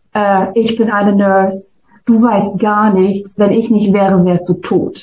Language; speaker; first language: German; native; German